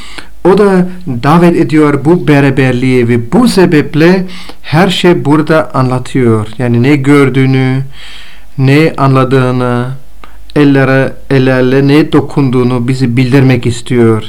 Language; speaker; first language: Turkish; non-native, fluent; Bulgarian